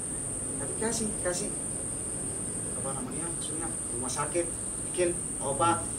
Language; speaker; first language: Indonesian; non-native, fluent; Arabic